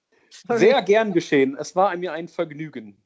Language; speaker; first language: German; native; German